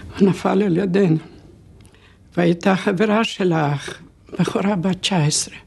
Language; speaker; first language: Hebrew; non-native, fluent; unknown